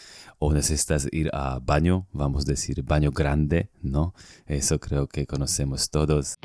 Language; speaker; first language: Spanish; non-native, fluent; Slovak